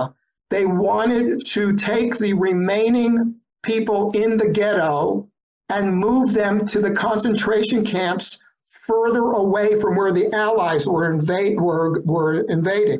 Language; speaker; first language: English; early bilingual, other home language; Yiddish